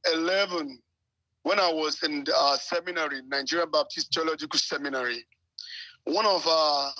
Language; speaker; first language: English; non-native, local second language; Yoruba